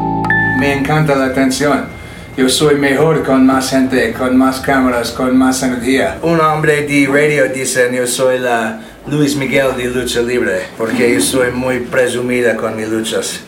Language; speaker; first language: Spanish; non-native, learner; English